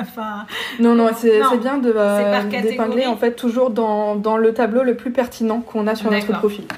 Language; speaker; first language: French; native; French